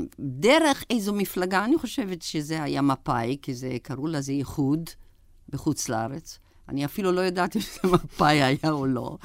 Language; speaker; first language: Hebrew; non-native, fluent; German